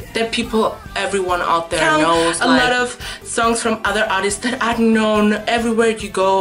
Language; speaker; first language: English; non-native, fluent; Portuguese